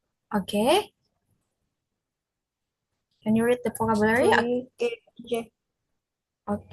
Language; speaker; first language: English; non-native, fluent; Indonesian